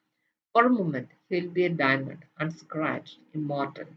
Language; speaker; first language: English; non-native, local second language; Malayalam